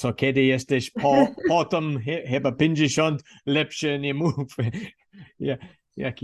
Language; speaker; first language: Polish; non-native, learner; English